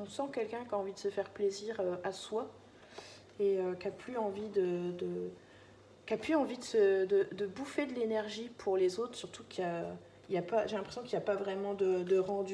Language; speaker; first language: French; native; French